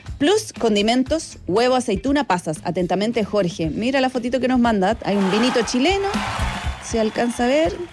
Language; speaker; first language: Spanish; native; Spanish